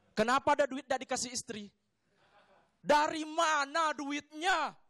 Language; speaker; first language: Indonesian; native; Indonesian